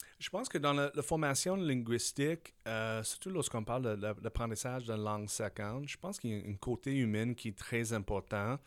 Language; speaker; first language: French; non-native, fluent; English